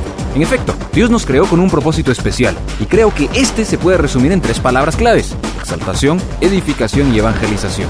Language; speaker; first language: Spanish; native; Spanish